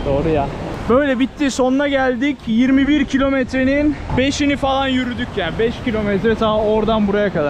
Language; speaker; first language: Turkish; native; Turkish